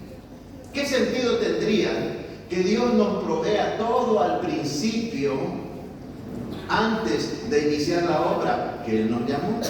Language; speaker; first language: Spanish; native; Spanish